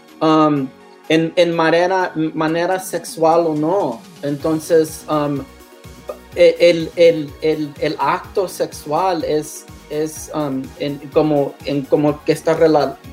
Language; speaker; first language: Spanish; non-native, learner; English